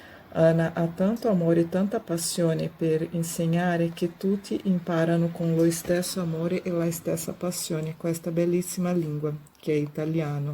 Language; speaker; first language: Italian; non-native, learner; Portuguese